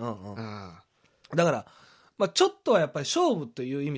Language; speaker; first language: Japanese; native; Japanese